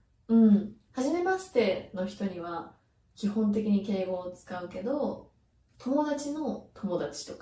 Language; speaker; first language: Japanese; native; Japanese